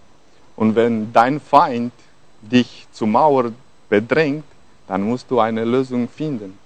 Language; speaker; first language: German; non-native, fluent; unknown